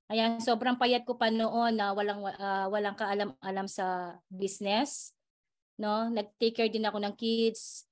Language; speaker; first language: Filipino; native; Filipino